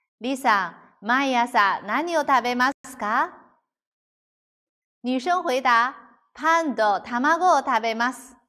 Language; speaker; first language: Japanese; non-native, fluent; Chinese